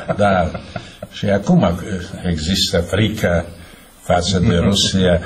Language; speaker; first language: Romanian; non-native, fluent; Slovak